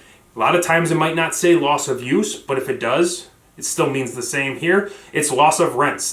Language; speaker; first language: English; native; English